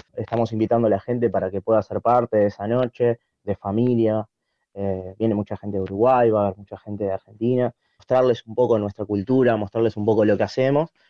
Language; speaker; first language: Spanish; native; Spanish